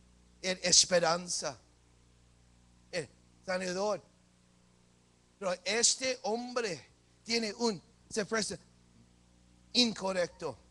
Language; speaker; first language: Spanish; early bilingual, heritage; English